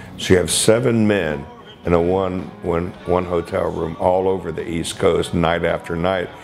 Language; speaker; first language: English; native; English